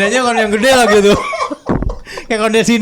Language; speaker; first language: Indonesian; native; Indonesian